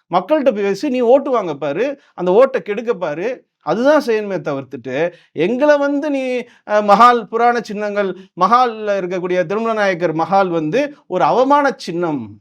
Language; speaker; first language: Tamil; non-native, local second language; Telugu